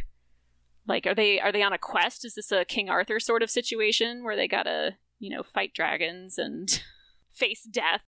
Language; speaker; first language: English; native; English